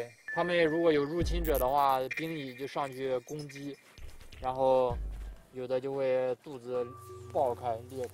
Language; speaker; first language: Chinese; native; Chinese